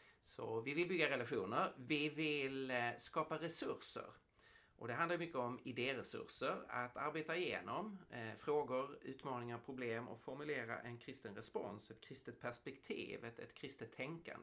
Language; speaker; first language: Swedish; native; Swedish